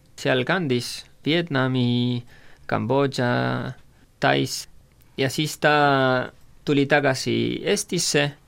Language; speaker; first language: Estonian; non-native, fluent; Spanish